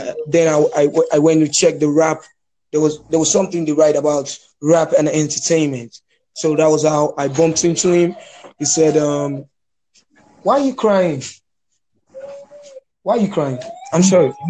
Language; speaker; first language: English; non-native, local second language; Yoruba